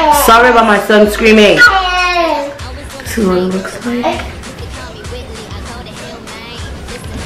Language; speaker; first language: English; native; English